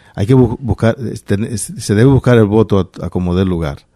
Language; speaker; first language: Spanish; native; Spanish